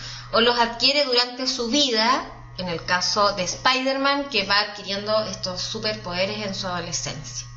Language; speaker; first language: Spanish; native; Spanish